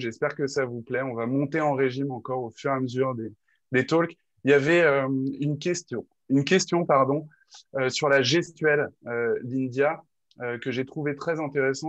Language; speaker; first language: French; native; French